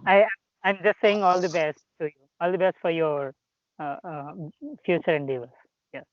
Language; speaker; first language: English; non-native, local second language; Telugu